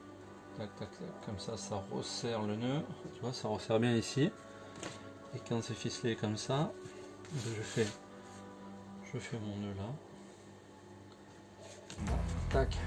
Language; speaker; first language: French; native; French